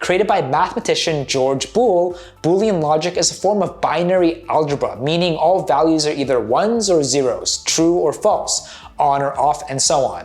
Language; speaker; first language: English; native; English